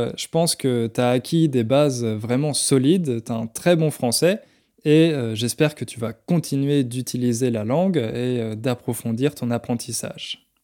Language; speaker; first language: French; native; French